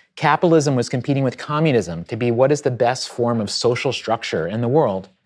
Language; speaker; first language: English; native; English